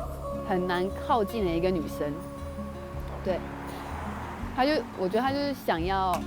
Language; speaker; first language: Chinese; native; Chinese